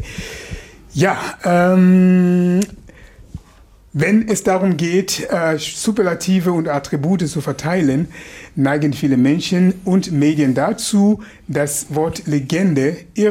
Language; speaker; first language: German; non-native, fluent; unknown